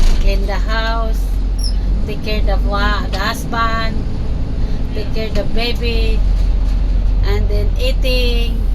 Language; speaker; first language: English; non-native, local second language; Filipino